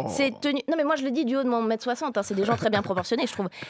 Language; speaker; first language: French; native; French